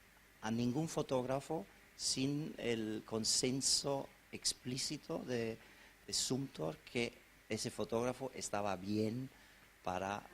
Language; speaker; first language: Spanish; non-native, fluent; German